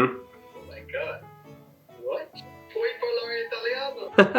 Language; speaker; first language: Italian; non-native, learner; English